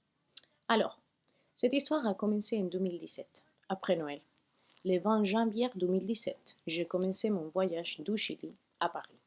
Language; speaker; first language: French; non-native, fluent; Spanish